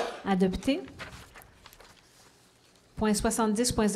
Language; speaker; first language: French; native; French